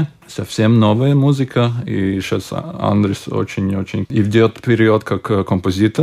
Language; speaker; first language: Russian; non-native, local second language; Latvian